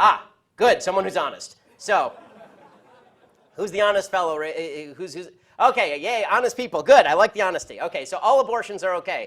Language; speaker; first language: English; native; English